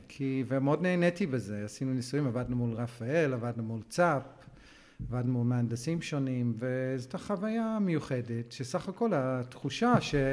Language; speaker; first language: Hebrew; non-native, fluent; English